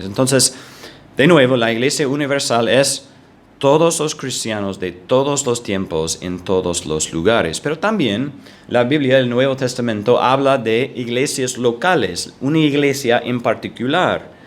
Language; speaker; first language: Spanish; non-native, fluent; English